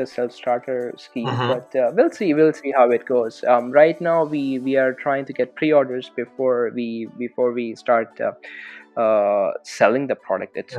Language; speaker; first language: English; non-native, local second language; Telugu